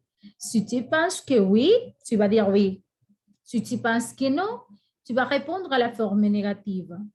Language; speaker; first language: French; non-native, fluent; Spanish